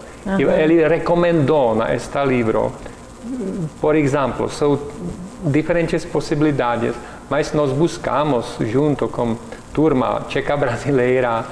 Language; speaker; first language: Portuguese; non-native, learner; Czech